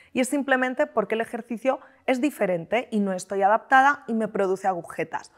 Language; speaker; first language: Spanish; native; Spanish